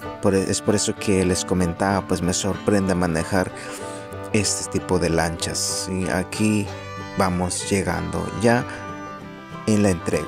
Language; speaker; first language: Spanish; native; Spanish